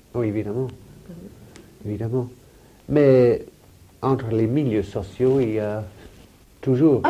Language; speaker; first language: French; non-native, fluent; English